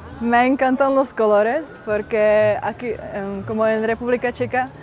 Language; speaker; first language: Spanish; non-native, fluent; Czech